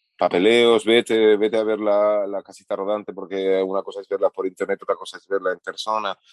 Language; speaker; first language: Spanish; native; Spanish